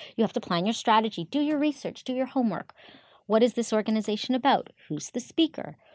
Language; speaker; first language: English; native; English